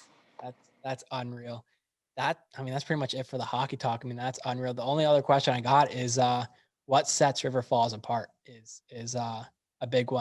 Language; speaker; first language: English; native; English